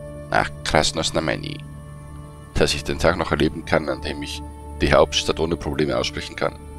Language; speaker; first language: German; native; German